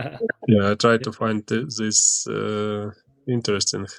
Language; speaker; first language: English; non-native, learner; Ukrainian